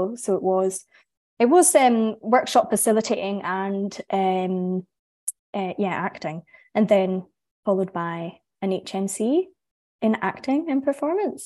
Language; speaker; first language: English; native; English